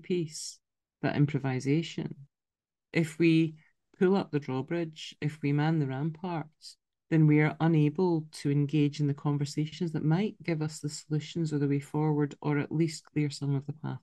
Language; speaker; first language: English; native; English